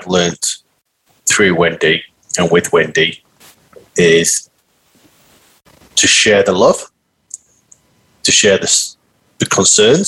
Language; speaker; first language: English; native; English